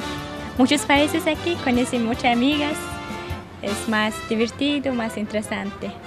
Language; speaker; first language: Spanish; non-native, learner; Mongolian